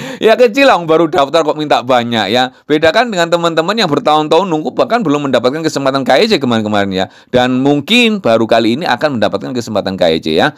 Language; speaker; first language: Indonesian; non-native, local second language; Javanese